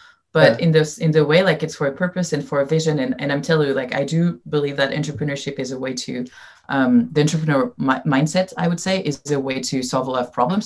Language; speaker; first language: English; non-native, fluent; French